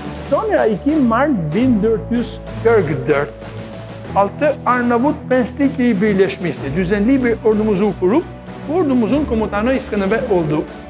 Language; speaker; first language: Turkish; non-native, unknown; Albanian